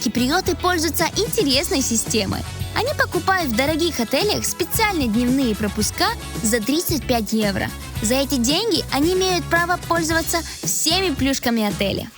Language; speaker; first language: Russian; native; Russian